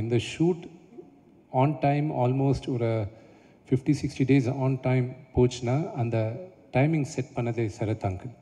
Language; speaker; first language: Tamil; non-native, local second language; Telugu